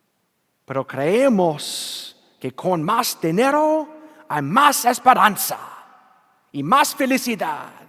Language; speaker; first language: Spanish; non-native, learner; English